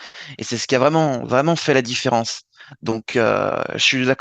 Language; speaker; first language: French; native; French